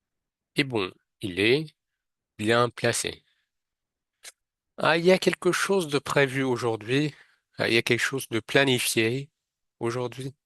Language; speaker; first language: French; non-native, fluent; Arabic